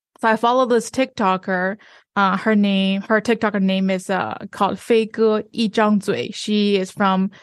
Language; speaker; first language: English; non-native, fluent; Chinese